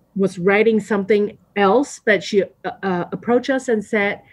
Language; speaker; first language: English; non-native, fluent; Chinese